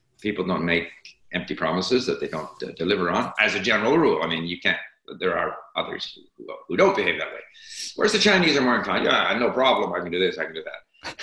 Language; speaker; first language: English; native; English